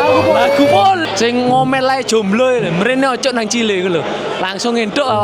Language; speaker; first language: Indonesian; native; Indonesian